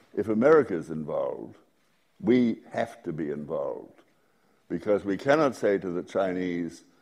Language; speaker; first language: English; native; English